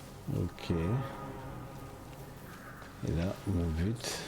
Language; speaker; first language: French; native; French